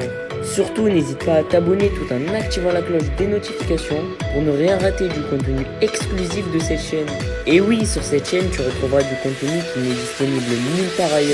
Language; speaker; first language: French; native; French